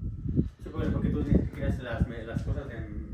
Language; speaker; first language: Spanish; native; Spanish